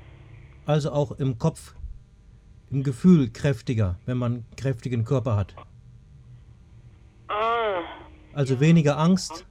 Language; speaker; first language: German; native; German